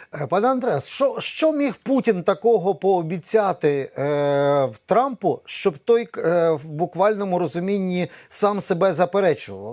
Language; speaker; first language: Ukrainian; native; Ukrainian